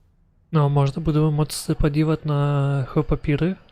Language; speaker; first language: Czech; non-native, learner; Ukrainian